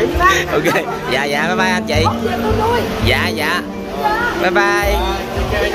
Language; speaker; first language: Vietnamese; native; Vietnamese